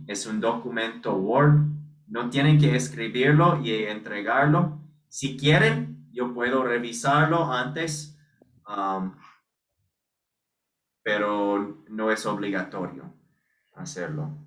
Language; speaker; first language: Spanish; non-native, fluent; English